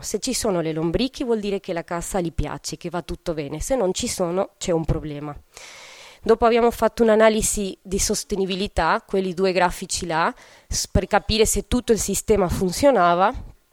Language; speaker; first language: Italian; non-native, fluent; Spanish